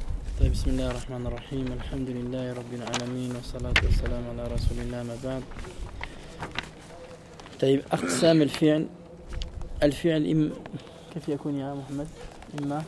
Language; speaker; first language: Arabic; non-native, fluent; French